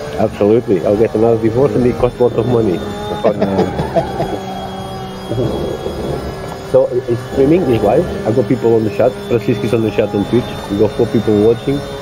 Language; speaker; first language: English; non-native, fluent; Portuguese